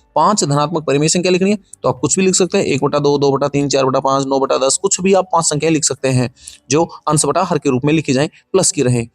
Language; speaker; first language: Hindi; native; Hindi